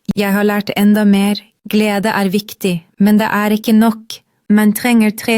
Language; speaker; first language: Norwegian; non-native, fluent; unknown